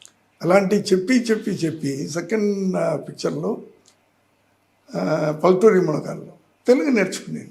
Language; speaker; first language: Telugu; non-native, learner; Tamil